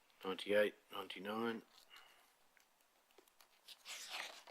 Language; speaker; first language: English; native; English